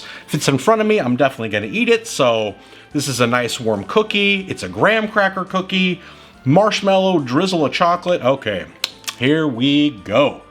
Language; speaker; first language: English; native; English